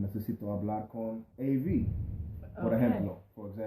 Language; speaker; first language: Spanish; non-native, fluent; English